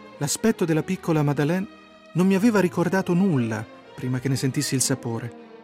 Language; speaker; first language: Italian; native; Italian